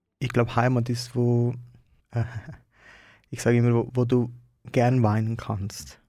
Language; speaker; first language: German; non-native, fluent; Spanish